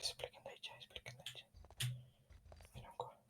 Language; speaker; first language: Romanian; native; Romanian